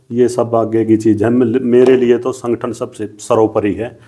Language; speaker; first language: Hindi; native; Hindi